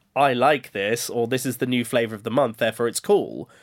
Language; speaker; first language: English; native; English